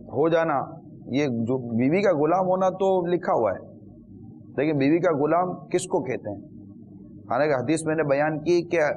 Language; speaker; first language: Urdu; native; Urdu